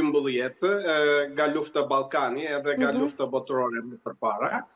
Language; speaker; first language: Albanian; early bilingual, heritage; Albanian